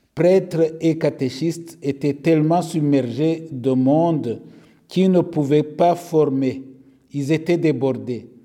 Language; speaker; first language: French; non-native, local second language; Kinyarwanda